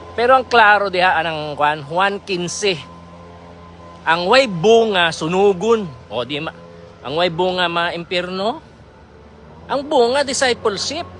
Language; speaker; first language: Cebuano; non-native, local second language; Iloko